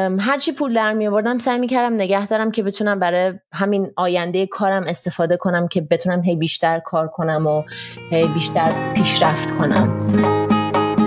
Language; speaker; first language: Persian; early bilingual, heritage; Persian